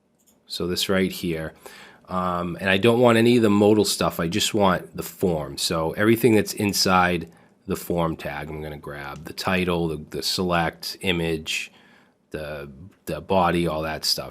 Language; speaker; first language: English; native; English